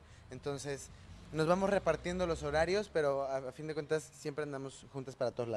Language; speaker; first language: Spanish; native; Spanish